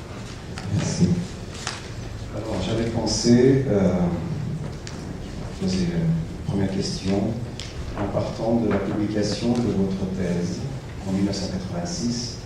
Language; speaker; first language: French; non-native, fluent; Portuguese